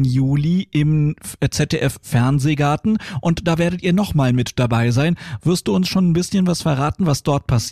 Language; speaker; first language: German; native; German